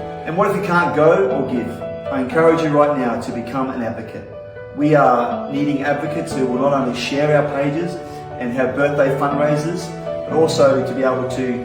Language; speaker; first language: English; native; English